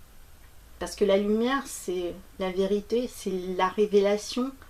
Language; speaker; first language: French; native; French